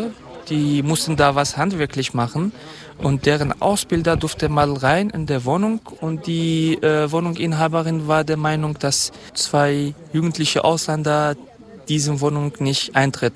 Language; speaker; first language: German; non-native, fluent; Kurdish